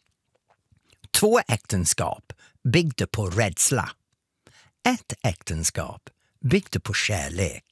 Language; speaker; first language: Swedish; non-native, fluent; English